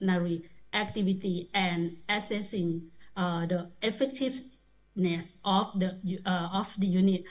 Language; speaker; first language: English; non-native, learner; Thai